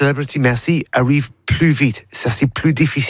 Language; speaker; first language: French; non-native, learner; English